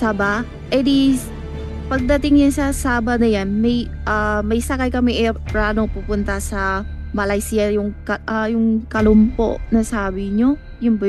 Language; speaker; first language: Filipino; non-native, learner; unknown